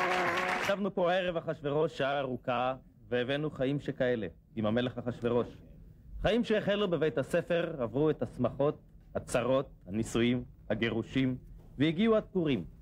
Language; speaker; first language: Hebrew; native; Hebrew